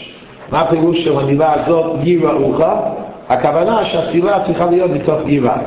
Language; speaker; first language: Hebrew; non-native, fluent; English